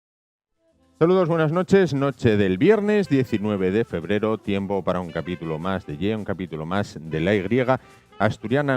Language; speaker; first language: Spanish; native; Spanish